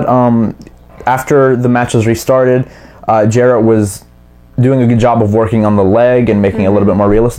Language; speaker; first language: English; native; English